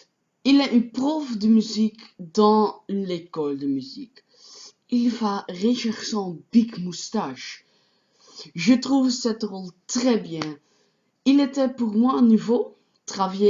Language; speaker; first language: French; non-native, learner; Dutch